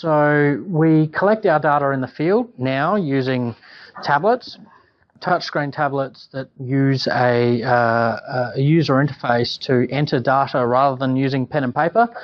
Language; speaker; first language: English; native; English